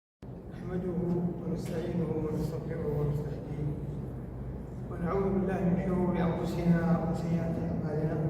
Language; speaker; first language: Arabic; native; Arabic